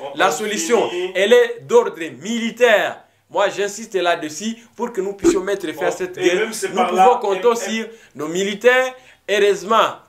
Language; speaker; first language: French; non-native, local second language; Swahili